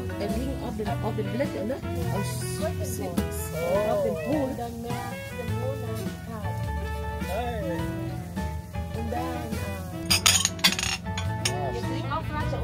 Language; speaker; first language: German; non-native, learner; Filipino